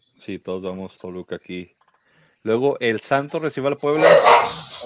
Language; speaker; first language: Spanish; native; Spanish